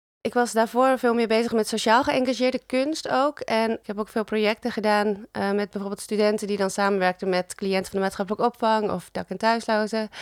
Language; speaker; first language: Dutch; native; Dutch